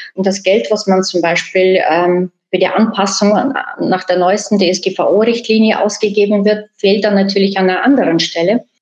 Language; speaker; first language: German; early bilingual, other home language; Russian